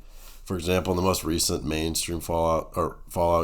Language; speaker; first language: English; native; English